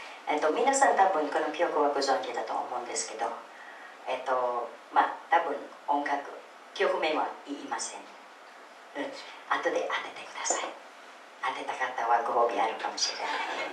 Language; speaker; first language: Japanese; non-native, fluent; Filipino